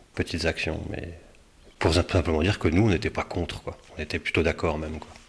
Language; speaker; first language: French; native; French